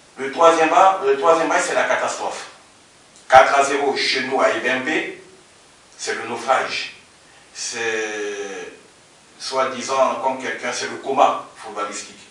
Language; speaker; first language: French; native; French